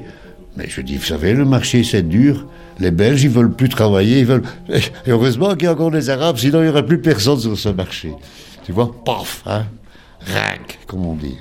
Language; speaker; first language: French; native; French